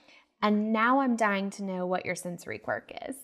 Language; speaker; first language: English; native; English